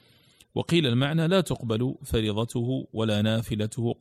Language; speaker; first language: Arabic; native; Arabic